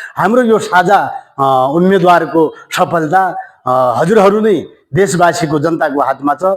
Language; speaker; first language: Nepali; native; Nepali